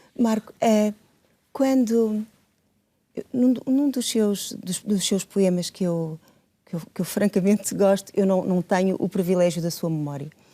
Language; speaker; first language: Portuguese; native; Portuguese